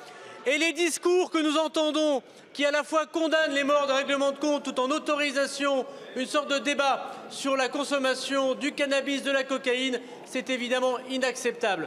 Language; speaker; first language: French; native; French